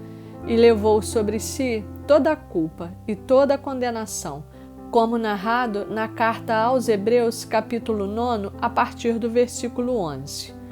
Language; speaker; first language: Portuguese; native; Portuguese